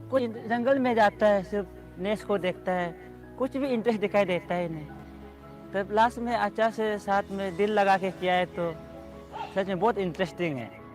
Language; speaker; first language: Hindi; non-native, local second language; Nyishi